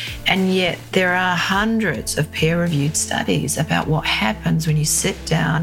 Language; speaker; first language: English; native; English